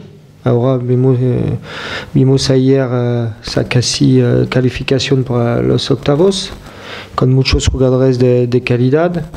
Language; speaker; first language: Spanish; non-native, fluent; French